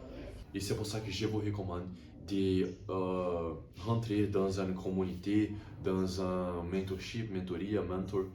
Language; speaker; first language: French; non-native, learner; Portuguese